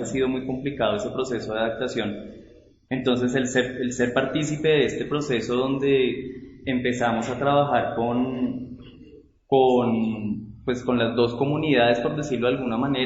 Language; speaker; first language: Spanish; native; Spanish